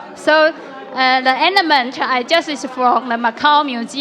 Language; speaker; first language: English; non-native, learner; Chinese